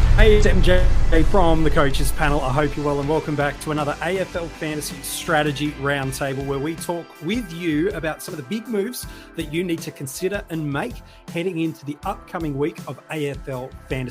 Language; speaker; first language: English; native; English